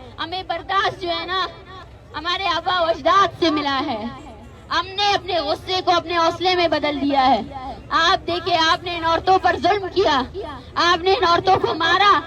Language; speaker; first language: Urdu; non-native, local second language; Baluchi